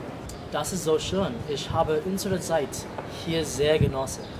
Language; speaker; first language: German; non-native, learner; English